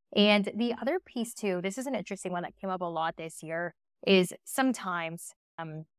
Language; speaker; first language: English; early bilingual, other home language; Spanish